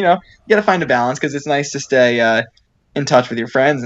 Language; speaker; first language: English; native; English